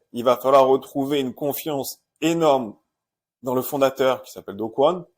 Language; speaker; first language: French; native; French